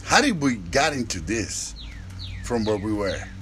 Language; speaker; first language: English; non-native, fluent; Spanish